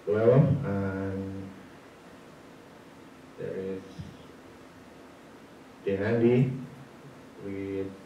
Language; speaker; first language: English; non-native, learner; Indonesian